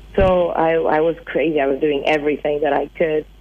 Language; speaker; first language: English; non-native, fluent; Portuguese